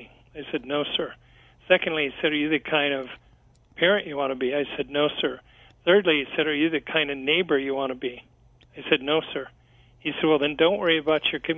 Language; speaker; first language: English; native; English